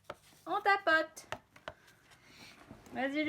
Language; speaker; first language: French; native; French